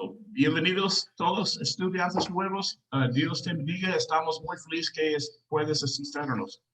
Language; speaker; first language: Spanish; non-native, learner; English